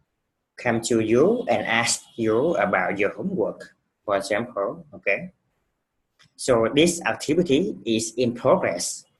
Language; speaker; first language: English; non-native, fluent; Vietnamese